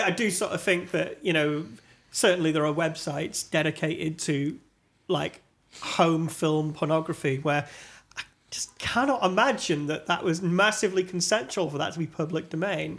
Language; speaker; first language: English; native; English